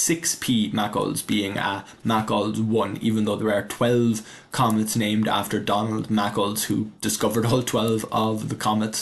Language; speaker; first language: English; native; English